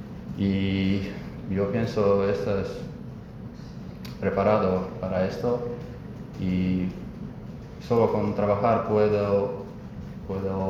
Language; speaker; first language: Spanish; non-native, learner; Croatian